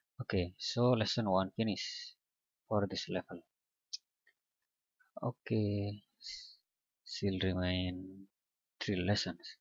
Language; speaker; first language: English; non-native, learner; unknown